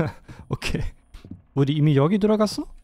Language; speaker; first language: Korean; non-native, fluent; German